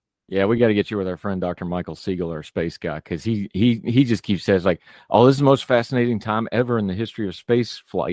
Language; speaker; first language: English; native; English